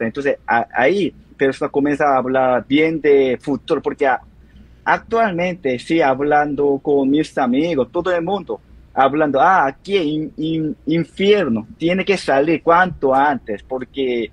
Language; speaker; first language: Spanish; non-native, learner; Korean